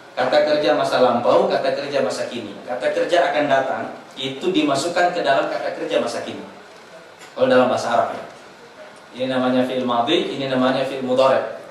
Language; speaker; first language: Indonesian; non-native, local second language; Buginese